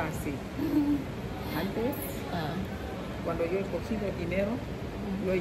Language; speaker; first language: Spanish; non-native, learner; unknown